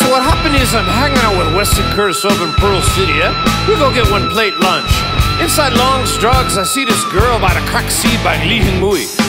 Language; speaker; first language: English; native; English